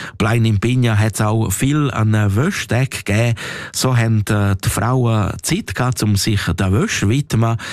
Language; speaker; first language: German; non-native, local second language; Romansh